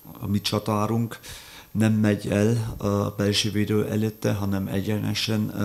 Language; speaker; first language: Hungarian; non-native, fluent; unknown